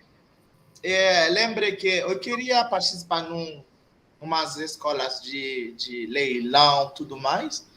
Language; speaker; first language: Portuguese; non-native, fluent; Haitian Creole